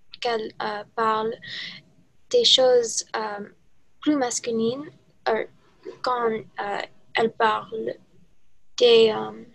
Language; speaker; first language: French; non-native, learner; English